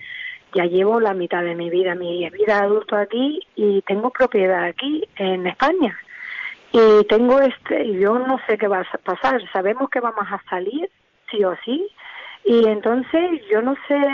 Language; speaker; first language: Spanish; non-native, learner; English